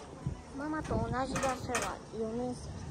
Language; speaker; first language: Japanese; non-native, learner; Filipino